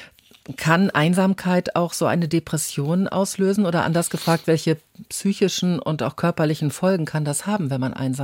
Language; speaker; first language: German; native; German